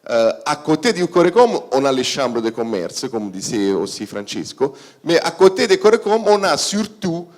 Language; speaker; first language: French; non-native, fluent; Italian